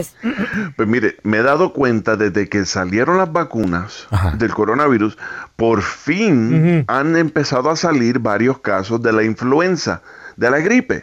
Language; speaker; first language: Spanish; early bilingual, heritage; Spanish